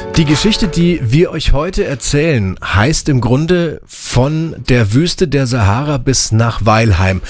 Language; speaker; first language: German; native; German